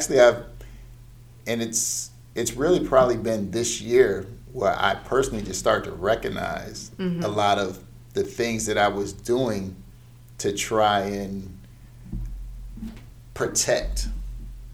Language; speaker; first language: English; native; English